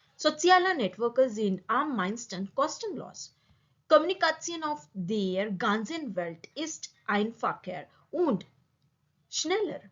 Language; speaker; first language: German; non-native, learner; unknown